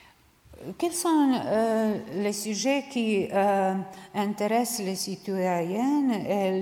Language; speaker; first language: French; non-native, learner; Serbian